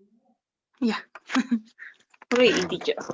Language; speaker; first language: English; non-native, learner; Spanish